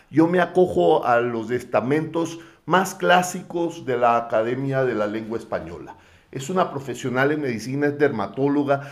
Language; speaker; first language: Spanish; native; Spanish